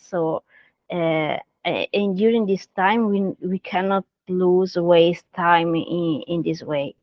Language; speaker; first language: English; non-native, learner; Italian